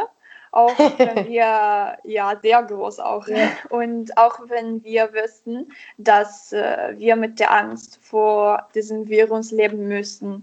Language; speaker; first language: German; non-native, learner; Italian